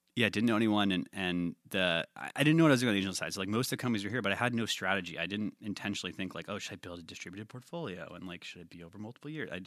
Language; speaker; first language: English; native; English